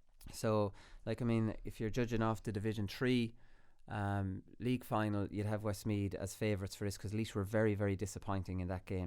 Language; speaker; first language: English; native; English